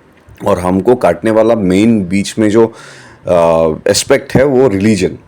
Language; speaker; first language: Hindi; non-native, local second language; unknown